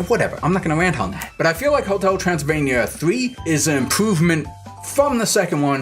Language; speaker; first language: English; native; English